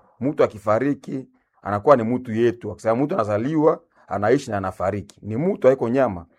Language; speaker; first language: Swahili; non-native, local second language; Nande